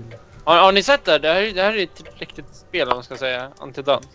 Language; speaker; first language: Swedish; native; Swedish